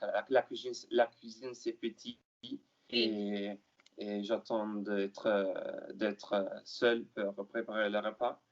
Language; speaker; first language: French; non-native, learner; Italian